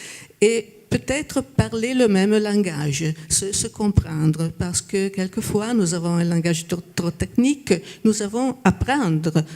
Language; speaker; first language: French; non-native, fluent; Italian